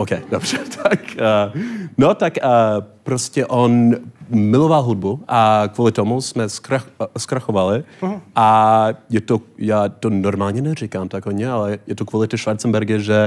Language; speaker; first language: Czech; non-native, learner; English